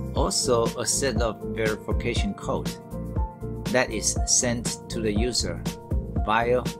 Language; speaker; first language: English; non-native, fluent; Chinese